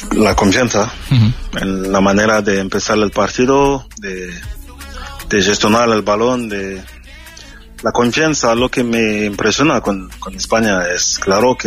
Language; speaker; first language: Spanish; non-native, fluent; French